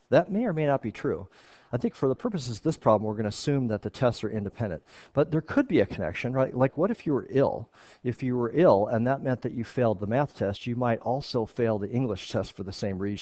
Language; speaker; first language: English; native; English